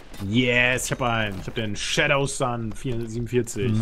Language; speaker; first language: German; native; German